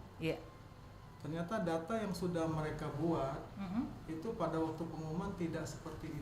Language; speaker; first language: Indonesian; native; Indonesian